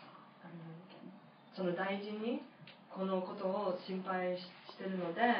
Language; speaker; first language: Japanese; non-native, fluent; English